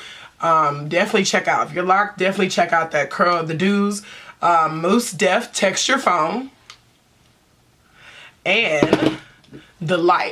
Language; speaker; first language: English; native; English